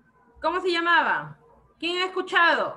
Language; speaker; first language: Spanish; native; Spanish